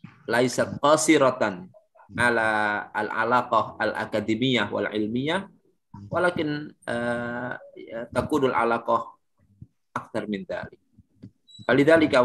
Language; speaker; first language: Arabic; non-native, fluent; Indonesian